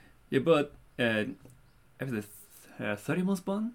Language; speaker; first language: English; non-native, fluent; Japanese